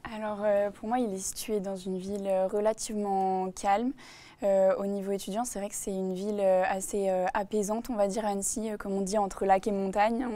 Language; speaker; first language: French; native; French